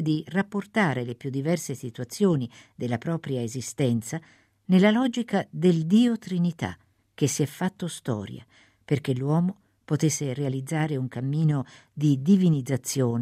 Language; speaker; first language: Italian; native; Italian